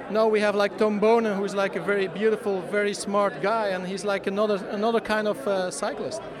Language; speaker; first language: English; non-native, fluent; Dutch